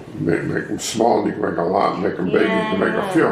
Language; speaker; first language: English; native; English